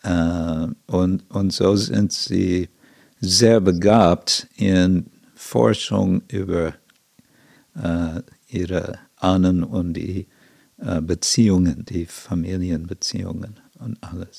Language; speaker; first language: German; non-native, fluent; English